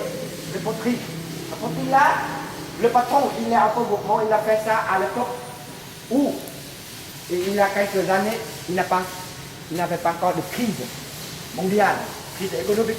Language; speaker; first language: French; non-native, fluent; Vietnamese